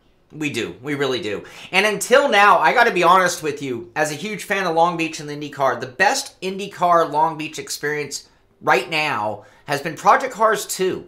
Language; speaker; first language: English; native; English